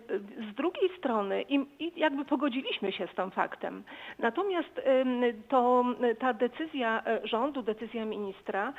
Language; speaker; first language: Polish; native; Polish